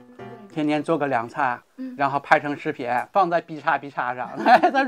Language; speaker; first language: Chinese; native; Chinese